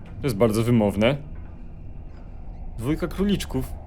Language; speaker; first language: Polish; native; Polish